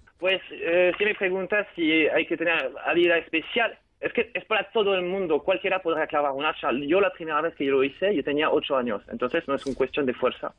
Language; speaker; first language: Spanish; non-native, fluent; French